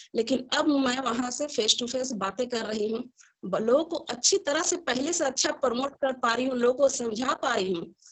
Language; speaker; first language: Hindi; native; Hindi